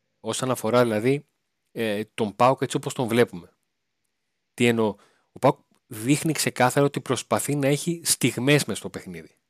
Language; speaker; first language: Greek; native; Greek